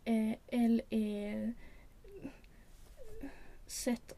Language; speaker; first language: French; non-native, learner; Swedish